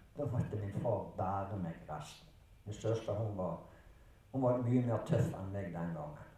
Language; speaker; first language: Norwegian; early bilingual, other home language; German